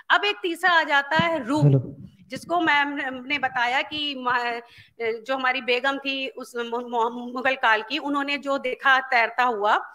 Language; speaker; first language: Hindi; native; Hindi